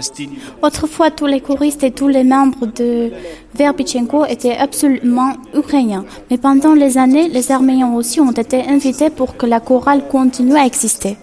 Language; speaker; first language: French; non-native, fluent; Armenian